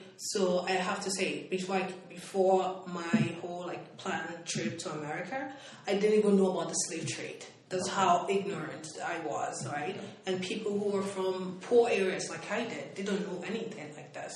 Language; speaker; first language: English; non-native, local second language; Igbo